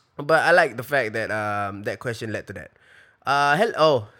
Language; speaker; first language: English; native; English